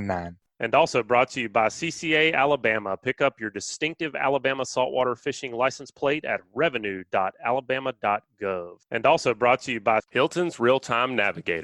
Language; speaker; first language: English; native; English